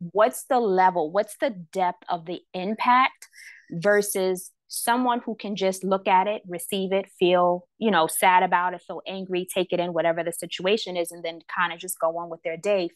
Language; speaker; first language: English; native; English